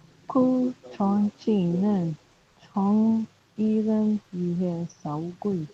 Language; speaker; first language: Korean; non-native, learner; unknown